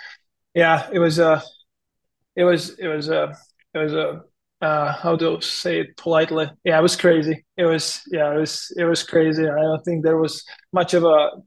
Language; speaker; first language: English; non-native, fluent; Czech